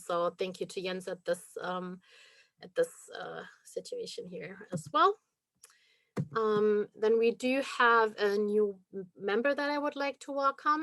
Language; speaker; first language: English; non-native, fluent; German